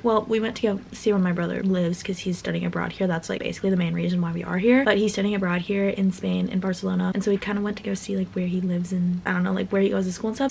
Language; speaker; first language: English; native; English